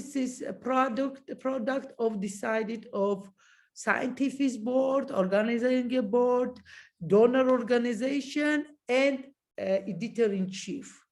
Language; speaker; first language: English; non-native, learner; Georgian